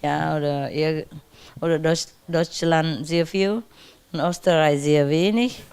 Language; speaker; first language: German; non-native, learner; Vietnamese